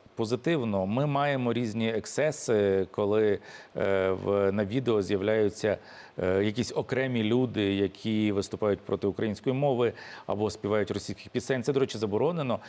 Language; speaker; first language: Ukrainian; native; Ukrainian